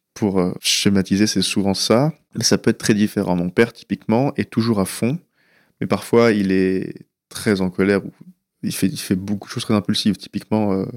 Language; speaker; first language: French; early bilingual, other home language; Persian